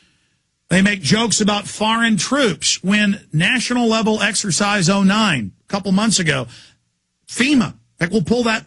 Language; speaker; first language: English; native; English